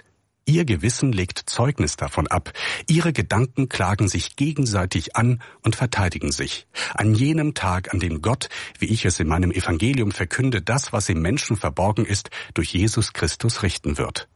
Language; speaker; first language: German; native; German